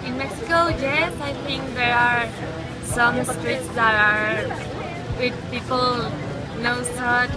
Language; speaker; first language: English; non-native, fluent; Spanish